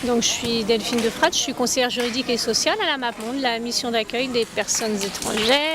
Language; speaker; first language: French; native; French